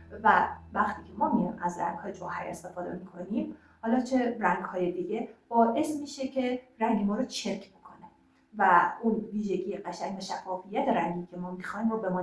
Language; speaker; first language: Persian; native; Persian